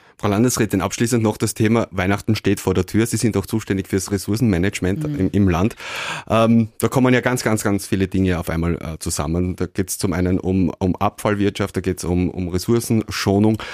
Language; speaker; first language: German; native; German